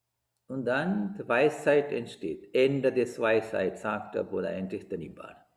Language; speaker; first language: German; non-native, fluent; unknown